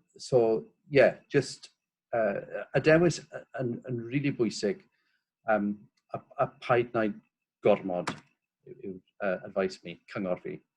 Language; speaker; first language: Welsh; non-native, local second language; English